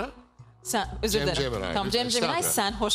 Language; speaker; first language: Turkish; native; Turkish